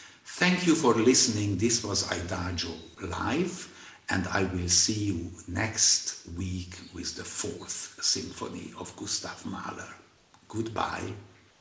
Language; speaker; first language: English; non-native, fluent; Hungarian